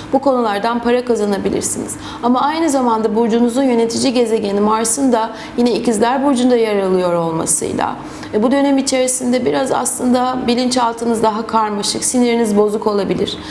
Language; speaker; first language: Turkish; native; Turkish